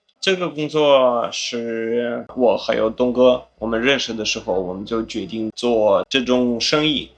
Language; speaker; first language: Chinese; non-native, fluent; Ukrainian